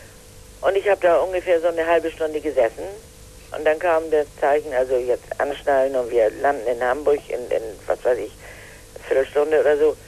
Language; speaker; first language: German; native; German